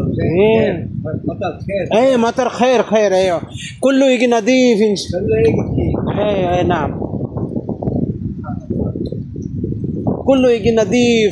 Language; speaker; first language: Arabic; non-native, learner; Bangla